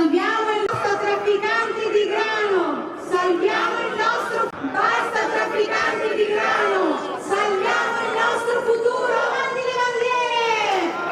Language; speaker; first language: Italian; native; Italian